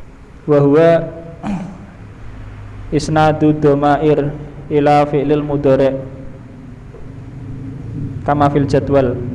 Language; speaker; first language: Arabic; non-native, fluent; Indonesian